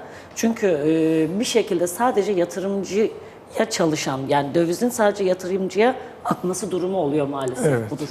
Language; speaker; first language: Turkish; native; Turkish